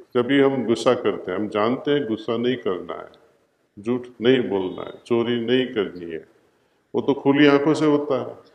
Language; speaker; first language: Hindi; non-native, local second language; Gujarati